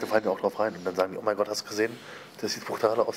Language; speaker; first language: German; native; German